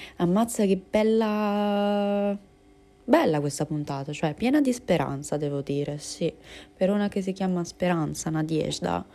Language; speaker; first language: Italian; early bilingual, other home language; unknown